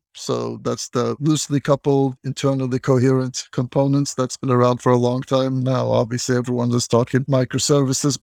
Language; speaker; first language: English; non-native, fluent; Turkish